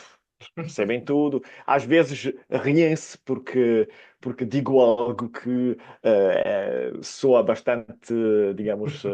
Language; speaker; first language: Portuguese; non-native, fluent; Italian